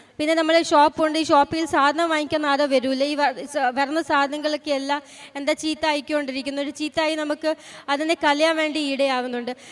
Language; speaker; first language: Malayalam; non-native, fluent; Punjabi